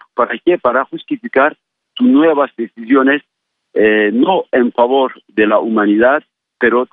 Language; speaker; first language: Spanish; non-native, fluent; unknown